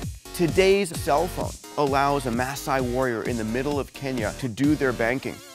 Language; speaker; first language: English; native; English